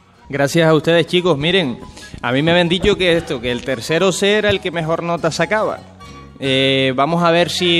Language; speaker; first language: Spanish; native; Spanish